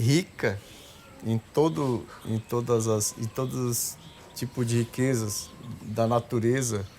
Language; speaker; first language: Portuguese; non-native, local second language; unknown